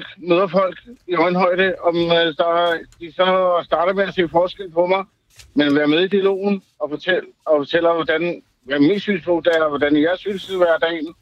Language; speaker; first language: Danish; early bilingual, other home language; Urdu